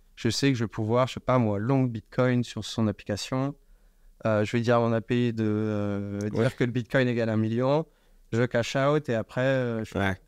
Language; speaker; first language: French; native; French